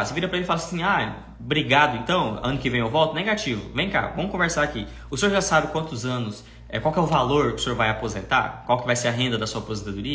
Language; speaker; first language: Portuguese; native; Portuguese